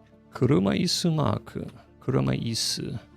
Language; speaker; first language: Japanese; non-native, learner; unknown